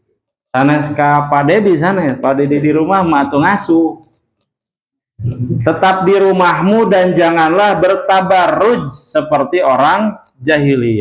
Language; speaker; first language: Indonesian; non-native, local second language; Sundanese